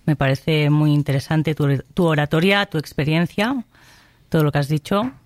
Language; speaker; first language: Spanish; non-native, local second language; Catalan